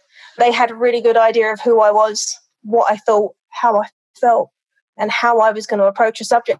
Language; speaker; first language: English; native; English